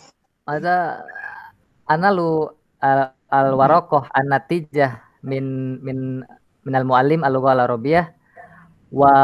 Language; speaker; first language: Arabic; non-native, learner; Indonesian